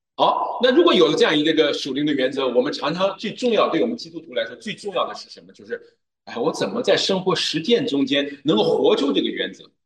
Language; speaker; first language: Chinese; native; Chinese